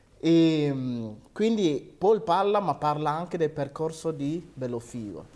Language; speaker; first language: Italian; early bilingual, other home language; Akan